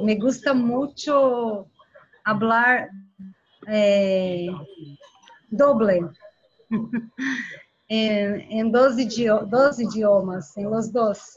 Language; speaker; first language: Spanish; non-native, learner; Portuguese